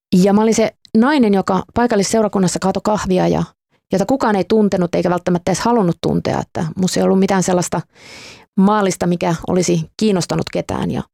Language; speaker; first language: Finnish; native; Finnish